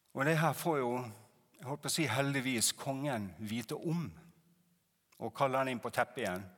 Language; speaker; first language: Norwegian; native; Norwegian